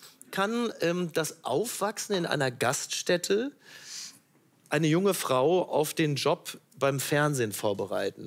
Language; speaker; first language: German; native; German